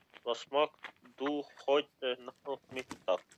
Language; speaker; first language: German; non-native, learner; Macedonian